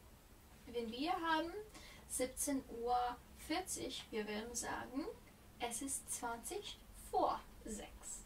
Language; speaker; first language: German; non-native, fluent; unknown